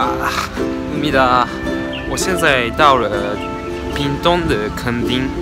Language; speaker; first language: Chinese; non-native, learner; Japanese